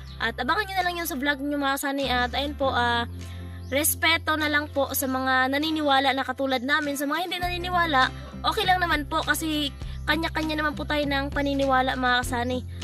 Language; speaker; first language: Filipino; non-native, local second language; Cebuano